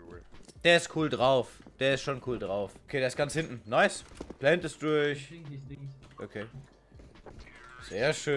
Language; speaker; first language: German; native; German